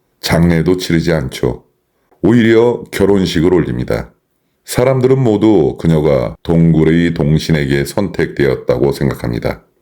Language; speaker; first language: Korean; non-native, fluent; Chinese